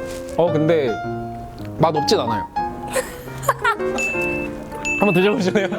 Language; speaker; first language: Korean; native; Korean